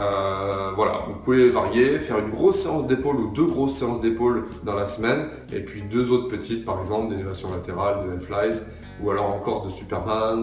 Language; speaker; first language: French; native; French